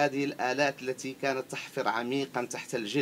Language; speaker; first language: Arabic; native; Arabic